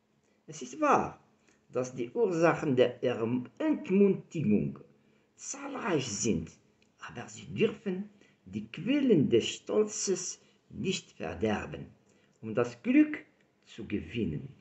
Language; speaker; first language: German; non-native, fluent; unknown